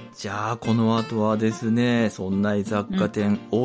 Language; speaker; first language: Japanese; native; Japanese